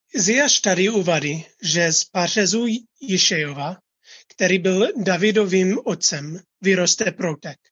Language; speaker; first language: Czech; non-native, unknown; English